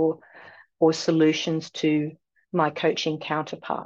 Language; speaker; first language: English; native; English